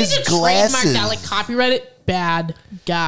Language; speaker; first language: English; native; English